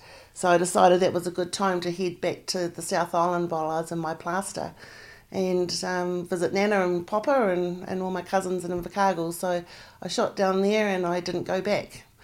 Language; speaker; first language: English; native; English